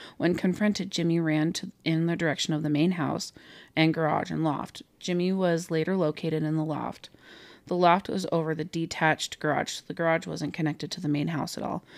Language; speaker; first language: English; native; English